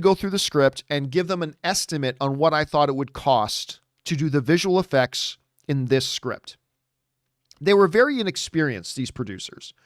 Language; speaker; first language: English; native; English